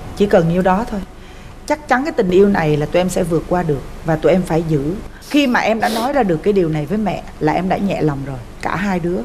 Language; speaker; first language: Vietnamese; native; Vietnamese